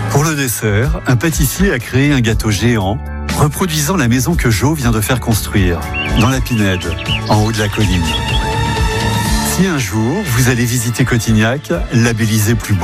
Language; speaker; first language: French; native; French